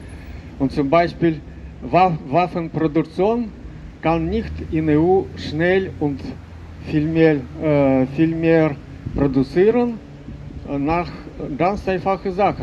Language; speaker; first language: German; non-native, fluent; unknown